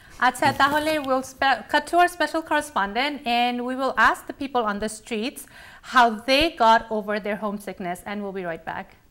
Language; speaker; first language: English; early bilingual, other home language; Bangla